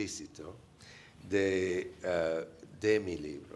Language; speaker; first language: Spanish; non-native, fluent; English